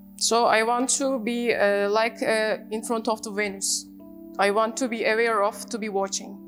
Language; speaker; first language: English; non-native, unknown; Turkish